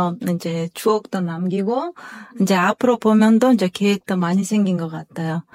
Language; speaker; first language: Korean; non-native, fluent; Kyrgyz